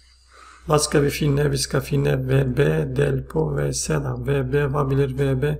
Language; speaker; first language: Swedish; non-native, fluent; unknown